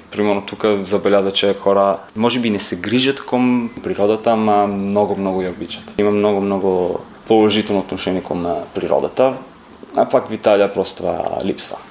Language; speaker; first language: Bulgarian; non-native, fluent; Italian